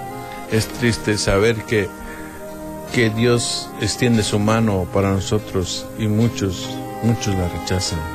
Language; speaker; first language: Spanish; native; Spanish